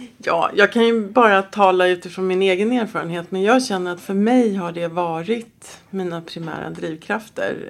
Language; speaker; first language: Swedish; native; Swedish